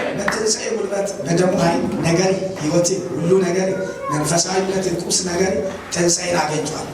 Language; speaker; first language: Amharic; native; Amharic